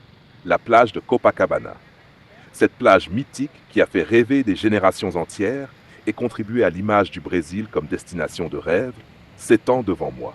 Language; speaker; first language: French; native; French